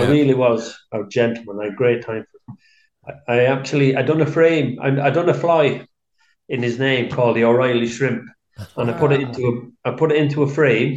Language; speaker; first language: English; native; English